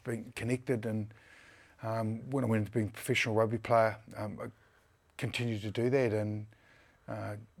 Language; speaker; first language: English; native; English